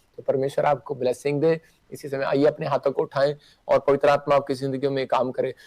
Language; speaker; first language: Hindi; non-native, local second language; Punjabi